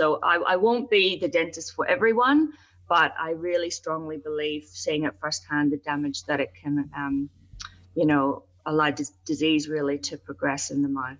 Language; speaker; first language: English; native; English